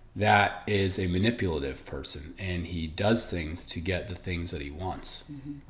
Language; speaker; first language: English; early bilingual, other home language; Italian